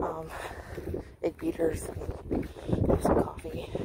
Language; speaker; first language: English; native; English